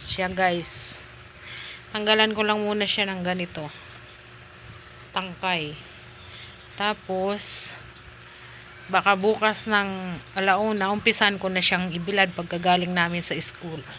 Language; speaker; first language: Filipino; non-native, local second language; Bikol